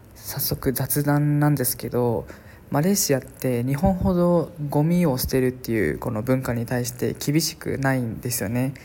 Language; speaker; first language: Japanese; native; Japanese